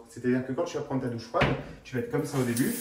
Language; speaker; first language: French; native; French